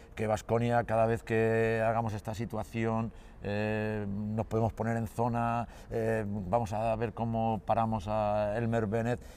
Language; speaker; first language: Spanish; native; Spanish